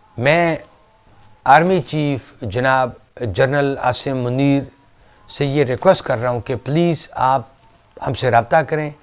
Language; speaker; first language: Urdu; native; Urdu